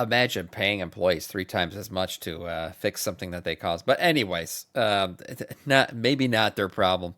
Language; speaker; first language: English; native; English